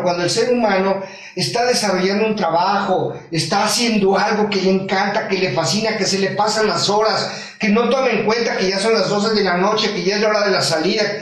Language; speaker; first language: Spanish; native; Spanish